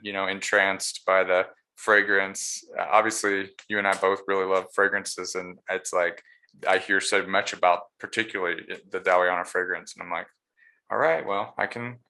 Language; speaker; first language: English; native; English